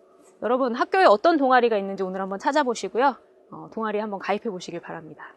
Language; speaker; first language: Korean; native; Korean